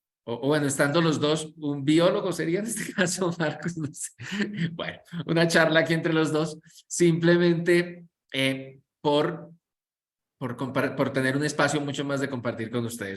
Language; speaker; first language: Spanish; native; Spanish